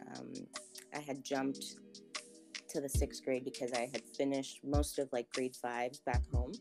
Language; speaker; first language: English; early bilingual, other home language; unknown